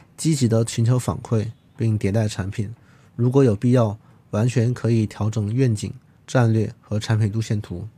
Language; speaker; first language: Chinese; non-native, local second language; Cantonese